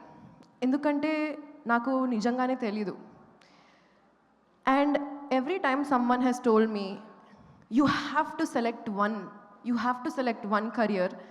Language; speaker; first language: Telugu; non-native, fluent; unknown